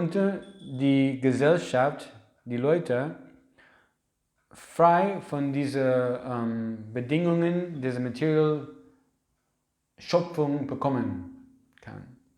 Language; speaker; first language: German; non-native, learner; English